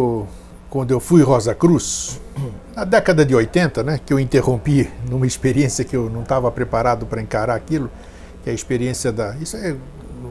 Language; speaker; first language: Portuguese; native; Portuguese